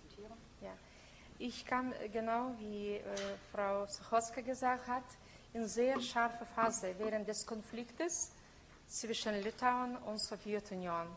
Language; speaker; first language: German; non-native, fluent; Lithuanian